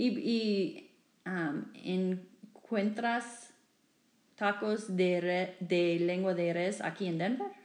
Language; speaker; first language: Spanish; non-native, fluent; English